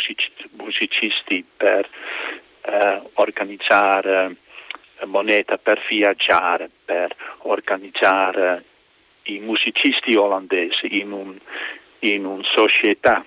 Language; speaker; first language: Italian; non-native, fluent; Dutch